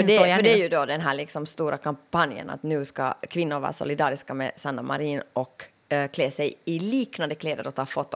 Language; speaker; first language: Swedish; native; Swedish